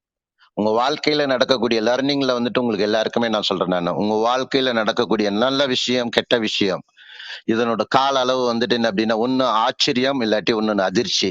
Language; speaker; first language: Tamil; native; Tamil